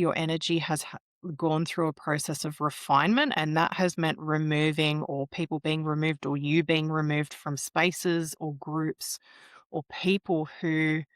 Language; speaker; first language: English; native; English